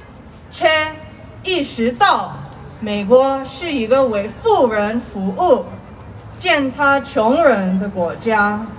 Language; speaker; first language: Chinese; non-native, fluent; Korean